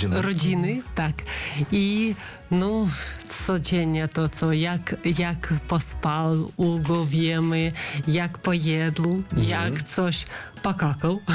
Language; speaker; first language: Polish; non-native, learner; Russian